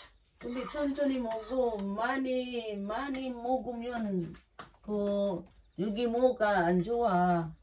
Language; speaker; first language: Korean; non-native, learner; Filipino